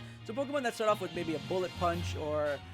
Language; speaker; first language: English; native; English